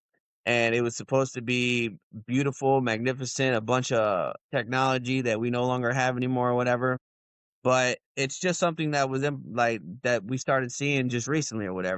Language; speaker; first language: English; native; English